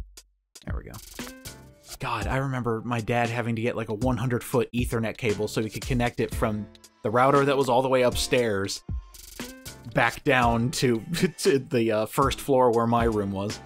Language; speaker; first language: English; native; English